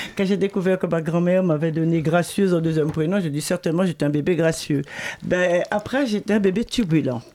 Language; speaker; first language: French; native; French